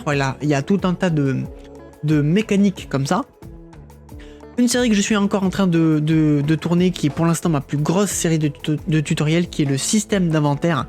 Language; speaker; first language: French; native; French